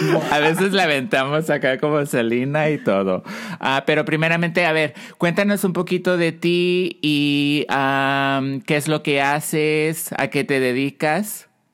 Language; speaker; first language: Spanish; early bilingual, heritage; Spanish